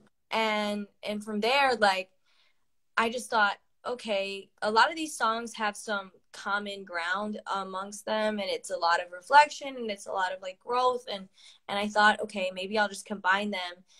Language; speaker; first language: English; early bilingual, other home language; Spanish